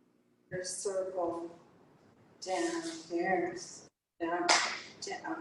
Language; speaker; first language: English; native; English